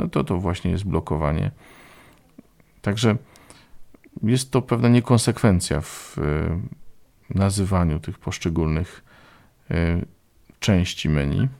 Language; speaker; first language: Polish; native; Polish